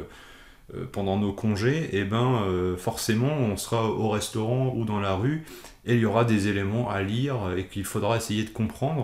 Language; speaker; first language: French; native; French